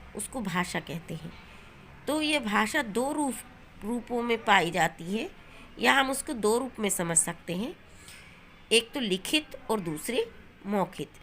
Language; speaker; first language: Hindi; native; Hindi